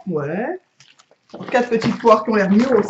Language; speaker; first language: French; native; French